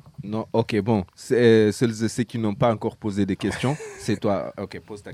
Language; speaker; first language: French; native; French